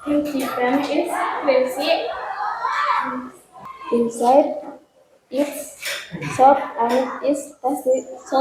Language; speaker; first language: English; non-native, learner; Indonesian